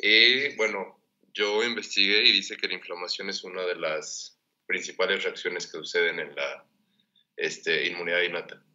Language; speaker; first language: Spanish; native; Spanish